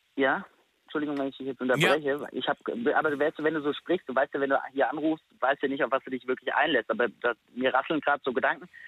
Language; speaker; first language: German; native; German